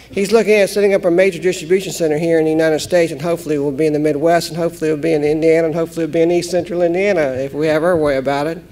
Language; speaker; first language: English; native; English